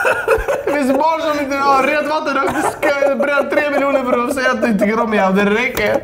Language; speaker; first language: Swedish; native; Swedish